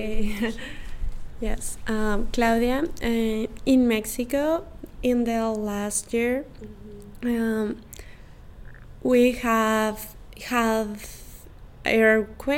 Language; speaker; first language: English; non-native, learner; Spanish